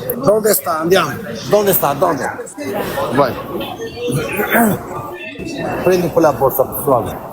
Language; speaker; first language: Italian; non-native, fluent; Albanian